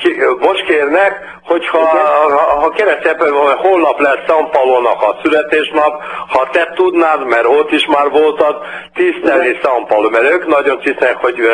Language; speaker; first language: Hungarian; early bilingual, heritage; Portuguese